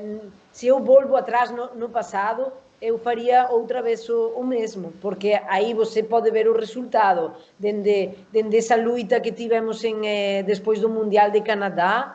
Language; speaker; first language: Portuguese; non-native, learner; Spanish